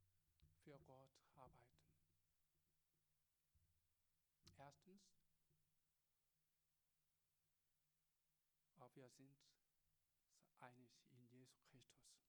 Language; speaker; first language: German; non-native, learner; Korean